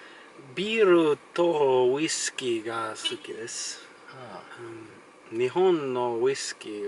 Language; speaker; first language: Japanese; non-native, learner; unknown